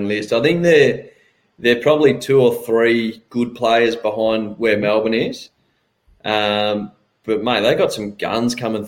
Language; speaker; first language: English; native; English